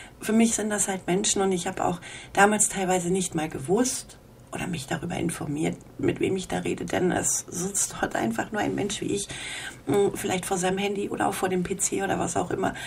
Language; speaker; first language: German; native; German